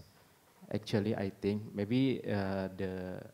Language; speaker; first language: English; non-native, learner; Indonesian